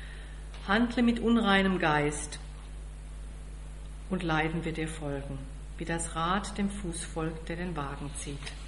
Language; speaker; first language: German; native; German